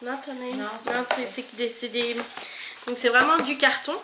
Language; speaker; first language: French; native; French